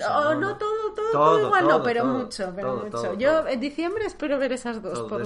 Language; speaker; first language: Spanish; native; Spanish